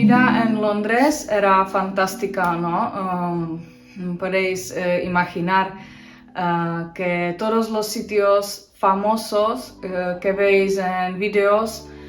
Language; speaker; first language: Spanish; non-native, fluent; Czech